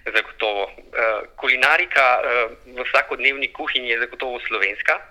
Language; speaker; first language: Slovenian; native; Slovenian